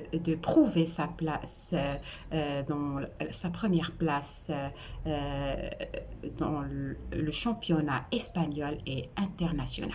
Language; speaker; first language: French; non-native, local second language; Arabic